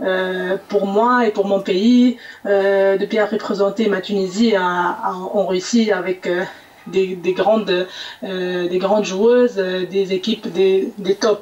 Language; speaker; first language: French; non-native, local second language; Arabic